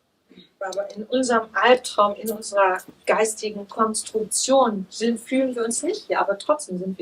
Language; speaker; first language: German; native; German